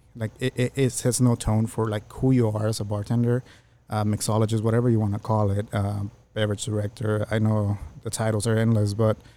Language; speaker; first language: English; early bilingual, other home language; Spanish